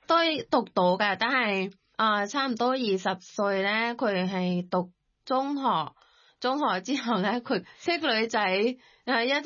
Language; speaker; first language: Cantonese; non-native, learner; Thai